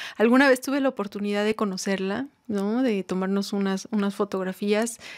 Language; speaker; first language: Spanish; native; Spanish